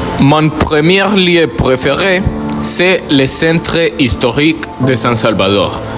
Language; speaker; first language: French; non-native, learner; Spanish